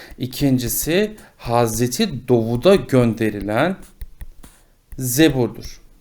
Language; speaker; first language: Turkish; native; Turkish